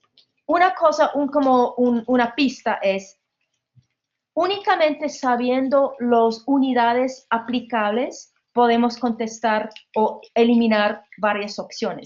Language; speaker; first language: Spanish; non-native, fluent; English